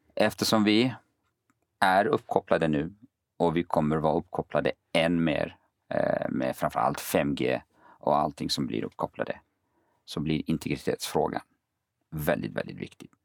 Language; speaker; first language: Swedish; early bilingual, other home language; Kurdish